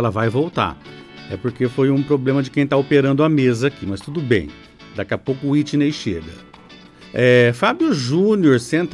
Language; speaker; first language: Portuguese; native; Portuguese